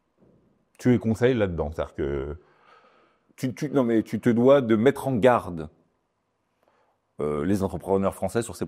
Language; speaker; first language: French; native; French